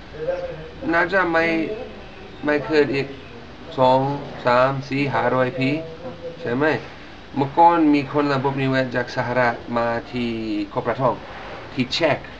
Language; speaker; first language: Thai; non-native, learner; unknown